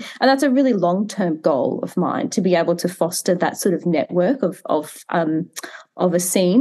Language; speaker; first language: English; native; English